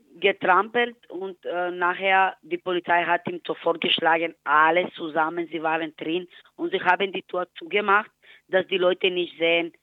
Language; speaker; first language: German; non-native, learner; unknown